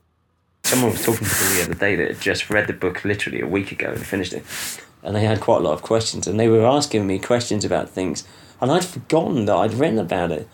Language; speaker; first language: English; native; English